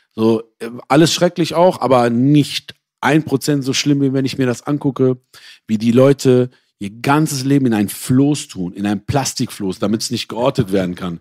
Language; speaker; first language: German; early bilingual, other home language; Persian